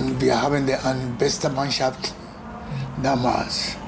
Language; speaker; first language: German; non-native, learner; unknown